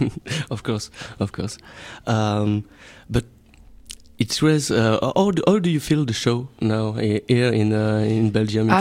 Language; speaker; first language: English; non-native, learner; French